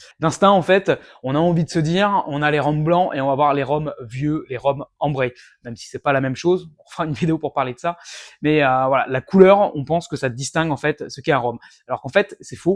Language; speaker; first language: French; native; French